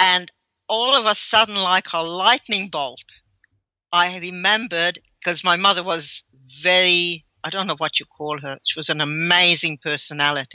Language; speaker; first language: English; early bilingual, other home language; Hungarian